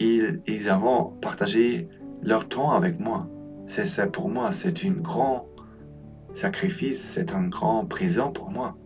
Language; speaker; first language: French; non-native, learner; Polish